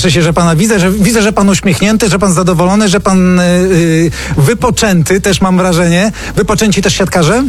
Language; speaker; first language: Polish; native; Polish